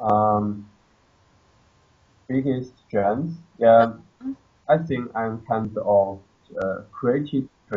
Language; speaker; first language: English; non-native, learner; Chinese